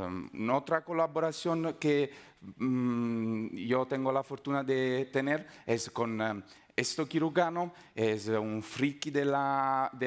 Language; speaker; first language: Spanish; non-native, fluent; Italian